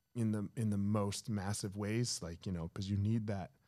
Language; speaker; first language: English; native; English